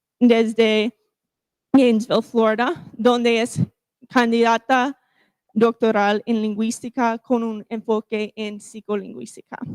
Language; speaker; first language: Spanish; non-native, fluent; English